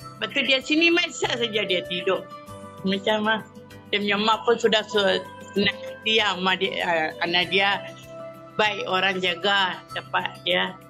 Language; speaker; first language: Malay; non-native, local second language; Tamil